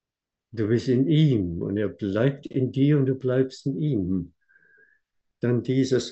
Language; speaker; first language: German; non-native, fluent; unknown